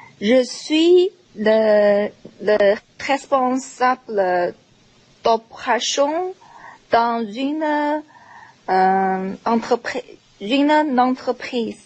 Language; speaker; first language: French; non-native, learner; Chinese